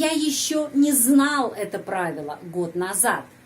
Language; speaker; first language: Russian; non-native, fluent; Indonesian